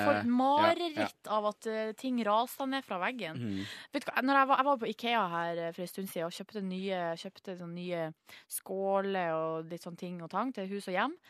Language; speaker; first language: Norwegian; native; Norwegian